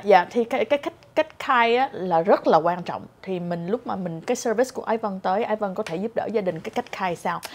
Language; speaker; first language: Vietnamese; early bilingual, heritage; Vietnamese